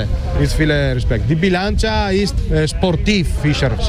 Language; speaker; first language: German; non-native, learner; Italian